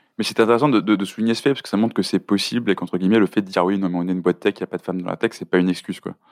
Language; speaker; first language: French; native; French